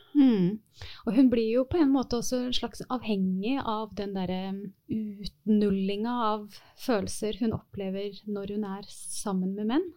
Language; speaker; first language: Norwegian; native; Norwegian